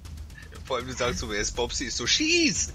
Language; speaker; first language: German; native; German